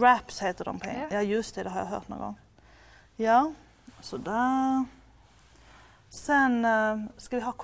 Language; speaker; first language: Swedish; native; Swedish